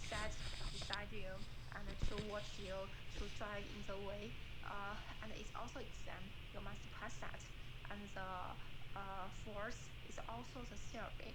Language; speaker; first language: English; non-native, learner; Chinese